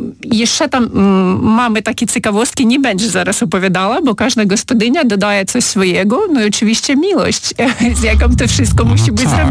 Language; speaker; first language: Polish; non-native, fluent; Ukrainian